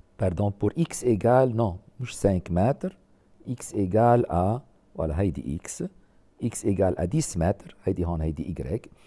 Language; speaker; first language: French; non-native, local second language; Arabic